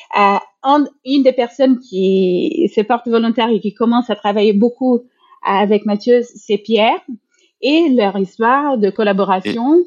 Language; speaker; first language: French; non-native, fluent; Portuguese